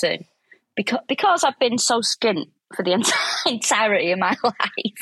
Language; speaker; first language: English; native; English